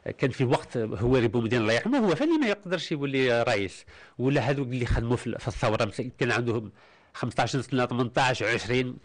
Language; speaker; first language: Arabic; early bilingual, heritage; Arabic